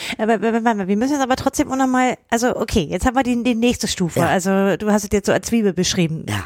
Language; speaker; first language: German; native; German